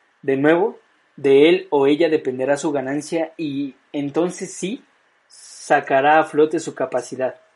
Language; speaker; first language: Spanish; native; Spanish